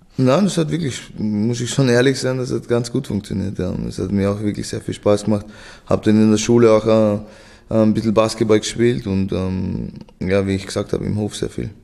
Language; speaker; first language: German; native; German